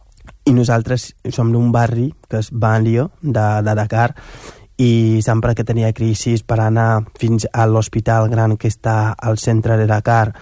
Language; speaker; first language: Catalan; non-native, fluent; Wolof